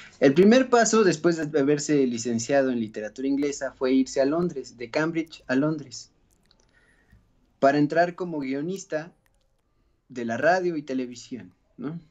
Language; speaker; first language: Spanish; native; Spanish